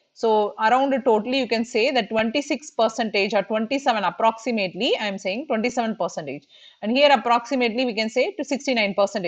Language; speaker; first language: English; non-native, local second language; Tamil